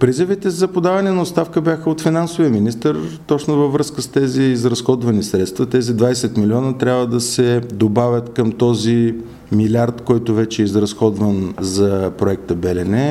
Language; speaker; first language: Bulgarian; native; Bulgarian